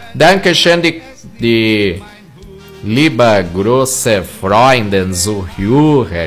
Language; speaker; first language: German; non-native, learner; Portuguese